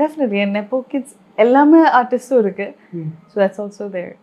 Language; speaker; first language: Tamil; non-native, local second language; Malayalam